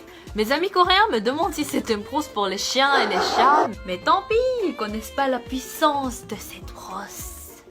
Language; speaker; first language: French; non-native, fluent; Korean